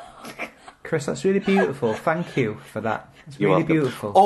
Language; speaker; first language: English; native; English